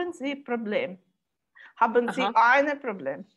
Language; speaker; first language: German; non-native, learner; Russian